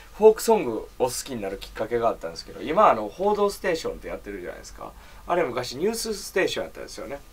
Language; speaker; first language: Japanese; native; Japanese